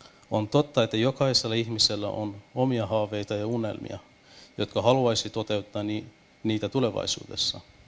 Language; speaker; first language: Finnish; non-native, fluent; Persian